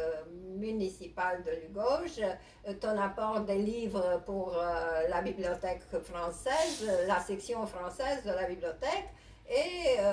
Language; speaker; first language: French; non-native, fluent; Romanian